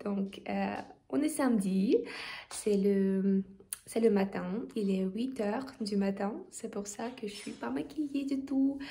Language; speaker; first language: French; non-native, fluent; Russian